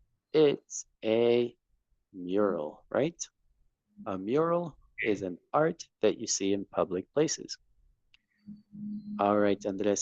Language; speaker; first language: English; non-native, fluent; Spanish